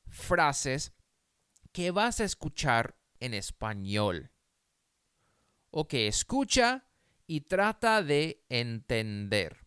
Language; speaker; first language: Spanish; non-native, fluent; English